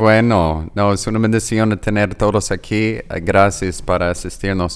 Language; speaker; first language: Spanish; non-native, learner; English